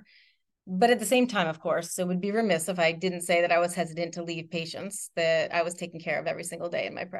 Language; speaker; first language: English; native; English